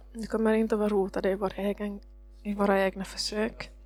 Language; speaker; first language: Swedish; non-native, fluent; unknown